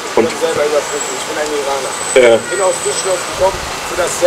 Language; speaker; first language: German; non-native, fluent; Persian